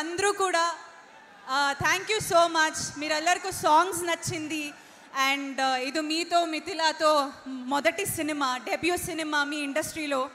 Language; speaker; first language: Telugu; non-native, learner; Kannada